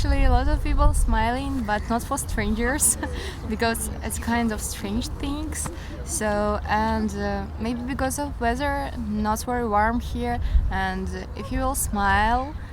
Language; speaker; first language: English; non-native, learner; Russian